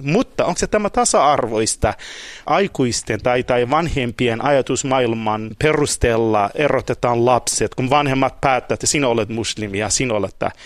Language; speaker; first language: Finnish; non-native, fluent; Kurdish